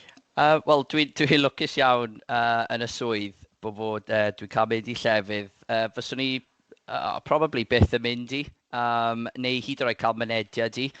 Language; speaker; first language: Welsh; native; Welsh